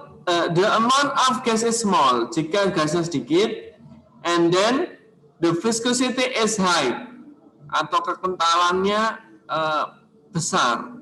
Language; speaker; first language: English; non-native, learner; Indonesian